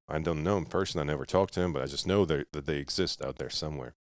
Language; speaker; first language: English; non-native, fluent; Russian